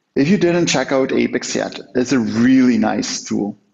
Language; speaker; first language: English; non-native, fluent; Dutch